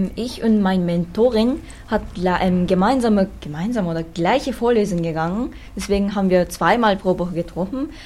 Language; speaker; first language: German; non-native, learner; Japanese